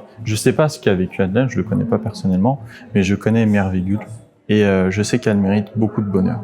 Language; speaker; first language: French; native; French